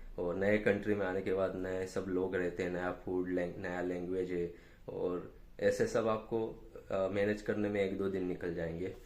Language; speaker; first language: Hindi; non-native, local second language; Gujarati